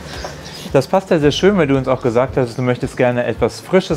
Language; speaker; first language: German; native; German